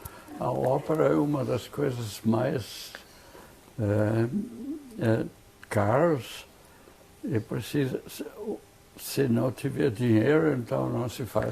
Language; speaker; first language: Portuguese; non-native, fluent; German